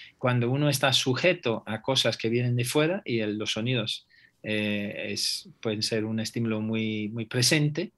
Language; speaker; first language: Spanish; non-native, fluent; English